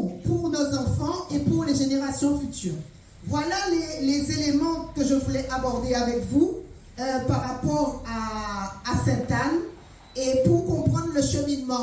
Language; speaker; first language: French; native; French